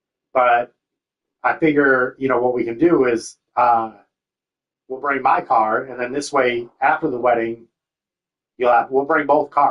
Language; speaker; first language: English; native; English